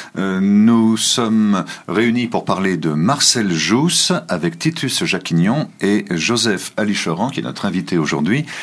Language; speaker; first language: French; native; French